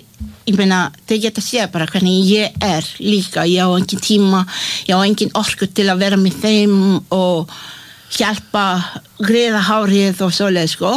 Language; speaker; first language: Icelandic; non-native, learner; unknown